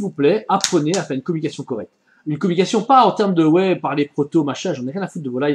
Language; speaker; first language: French; native; French